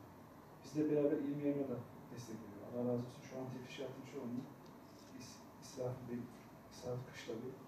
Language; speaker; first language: Turkish; native; Turkish